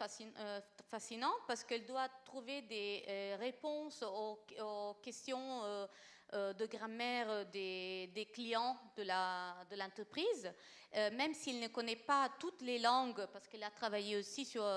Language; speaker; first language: French; non-native, fluent; Italian